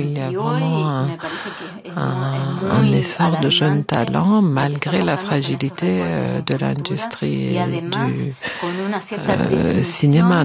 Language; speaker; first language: French; non-native, fluent; Spanish